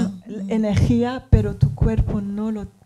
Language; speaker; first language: Spanish; non-native, learner; English